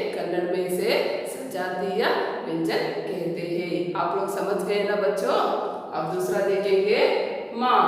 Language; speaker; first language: Hindi; non-native, local second language; Kannada